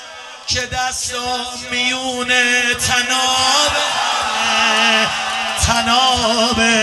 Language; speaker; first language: Persian; native; Persian